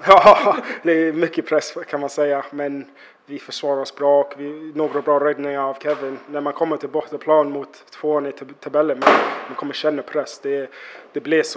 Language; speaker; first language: Swedish; non-native, fluent; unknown